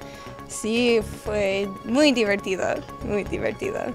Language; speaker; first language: Spanish; non-native, learner; English